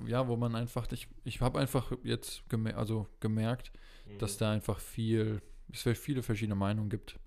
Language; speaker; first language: German; native; German